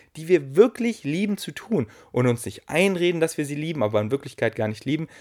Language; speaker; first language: German; native; German